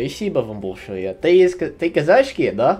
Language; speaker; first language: Russian; non-native, learner; English